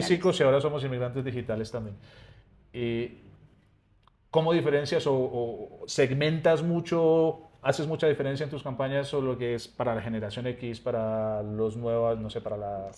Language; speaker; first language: Spanish; native; Spanish